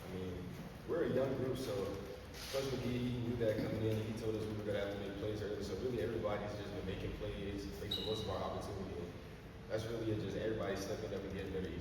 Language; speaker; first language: English; native; English